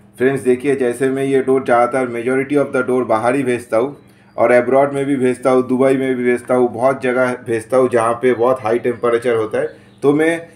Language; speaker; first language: Hindi; non-native, local second language; Bangla